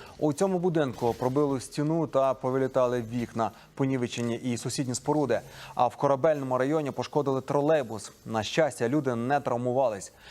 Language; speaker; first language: Ukrainian; native; Ukrainian